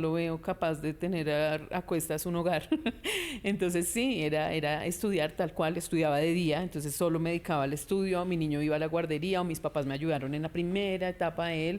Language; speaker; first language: Spanish; native; Spanish